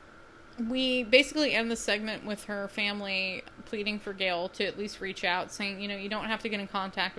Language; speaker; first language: English; native; English